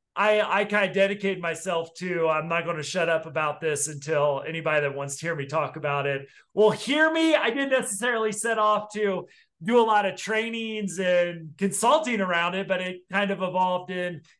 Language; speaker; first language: English; native; English